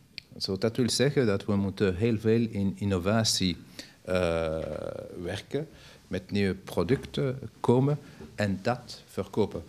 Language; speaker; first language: Dutch; non-native, local second language; French